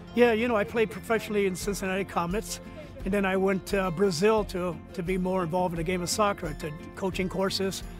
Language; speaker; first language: English; early bilingual, other home language; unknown